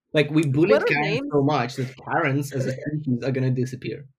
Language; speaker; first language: English; non-native, fluent; Ukrainian